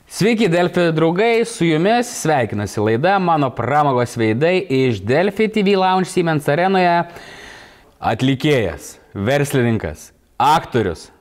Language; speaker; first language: Lithuanian; native; Lithuanian